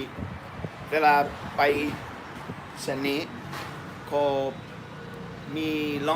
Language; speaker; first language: Thai; non-native, learner; English